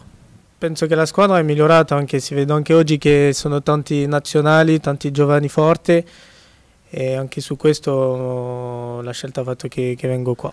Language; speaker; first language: Italian; non-native, fluent; French